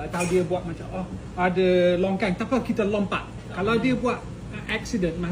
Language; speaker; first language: Malay; native; Malay